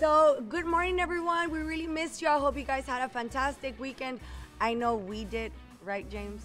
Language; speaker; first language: English; early bilingual, other home language; Spanish